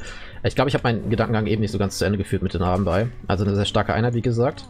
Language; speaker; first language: German; native; German